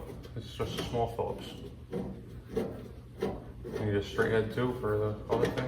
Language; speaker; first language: English; native; English